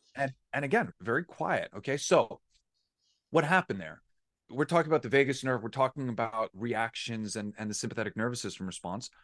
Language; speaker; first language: English; native; English